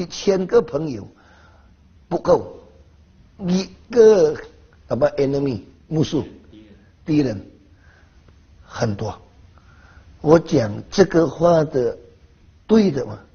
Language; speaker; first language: Chinese; non-native, learner; Hakka Chinese